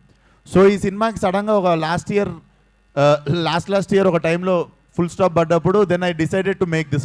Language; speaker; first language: Telugu; native; Telugu